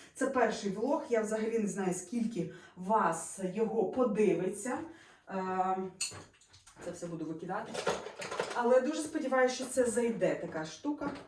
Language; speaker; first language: Ukrainian; non-native, local second language; Russian